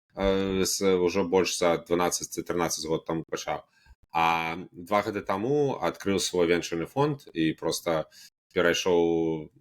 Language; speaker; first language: Belarusian; native; Belarusian